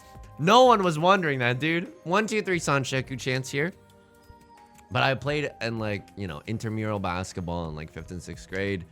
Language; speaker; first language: English; native; English